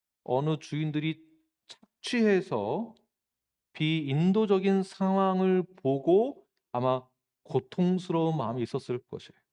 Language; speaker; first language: Korean; native; Korean